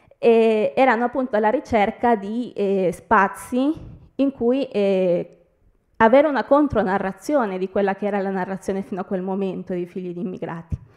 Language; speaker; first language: Italian; early bilingual, other home language; Spanish